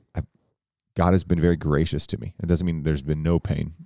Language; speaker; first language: English; native; English